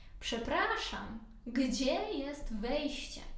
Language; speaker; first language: Polish; non-native, learner; Ukrainian